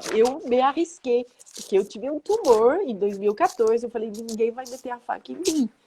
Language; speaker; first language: Portuguese; non-native, fluent; French